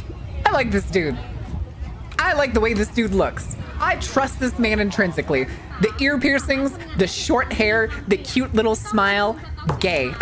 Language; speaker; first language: English; native; English